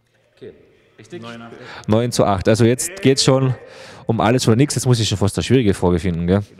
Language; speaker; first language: German; native; German